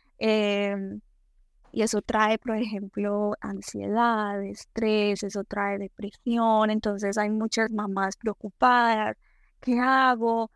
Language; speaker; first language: Spanish; native; Spanish